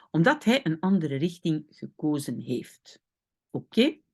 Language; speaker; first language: Dutch; non-native, fluent; French